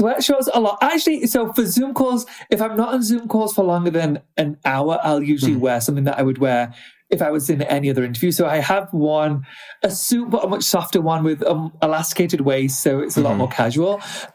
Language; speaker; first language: English; native; English